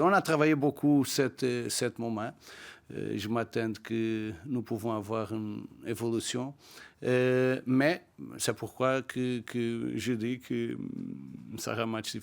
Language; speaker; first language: French; non-native, learner; Portuguese